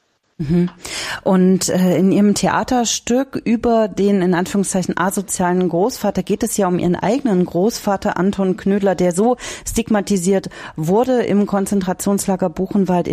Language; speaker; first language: German; native; German